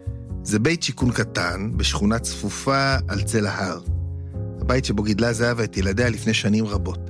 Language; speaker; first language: Hebrew; native; Hebrew